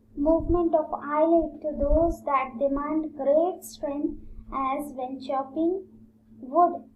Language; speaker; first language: English; non-native, local second language; Marathi